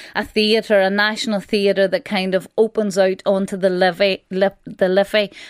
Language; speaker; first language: English; native; English